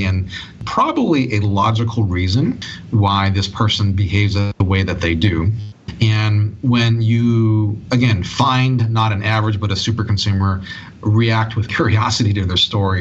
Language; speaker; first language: English; native; English